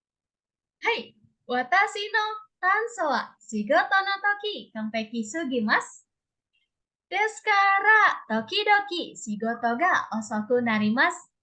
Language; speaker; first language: Japanese; non-native, learner; Indonesian